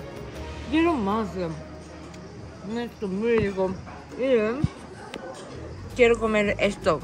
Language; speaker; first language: Spanish; non-native, learner; Japanese